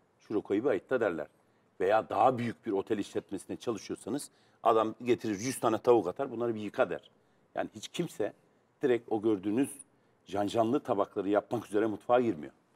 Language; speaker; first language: Turkish; native; Turkish